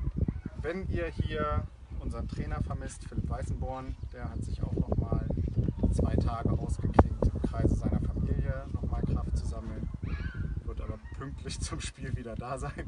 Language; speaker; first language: German; native; German